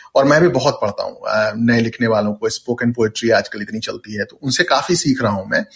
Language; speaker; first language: Hindi; non-native, local second language; Bhojpuri